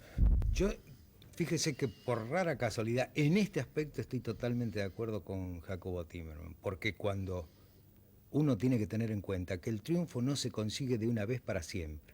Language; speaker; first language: Spanish; native; Spanish